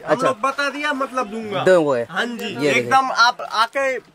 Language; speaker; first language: Hindi; non-native, local second language; Bangla